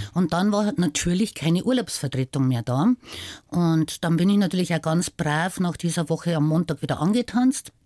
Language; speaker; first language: German; native; German